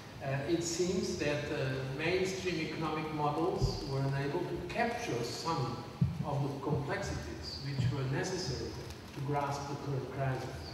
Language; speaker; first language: English; non-native, fluent; Portuguese